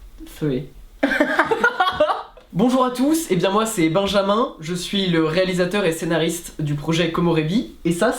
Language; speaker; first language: French; native; French